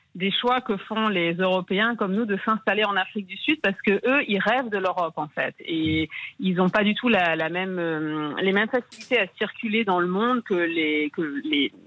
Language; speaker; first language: French; native; French